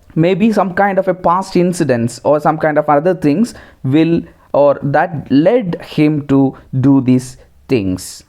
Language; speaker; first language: English; non-native, local second language; Malayalam